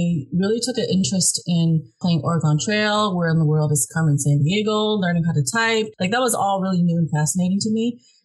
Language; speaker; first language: English; early bilingual, other home language; Hmong